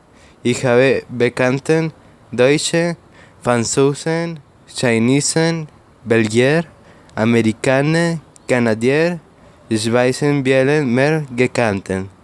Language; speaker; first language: German; non-native, learner; Spanish